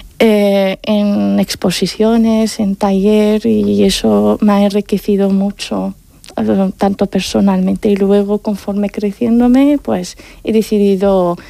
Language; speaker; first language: Spanish; non-native, fluent; Arabic